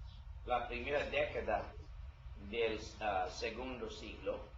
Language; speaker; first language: Spanish; non-native, learner; English